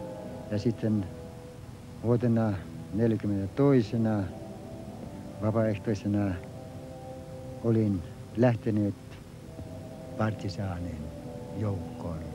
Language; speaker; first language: Finnish; early bilingual, heritage; Finnish